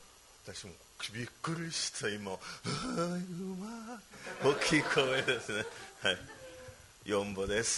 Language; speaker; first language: Japanese; non-native, learner; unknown